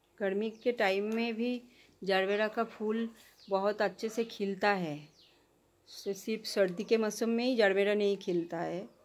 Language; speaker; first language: Hindi; non-native, local second language; Bangla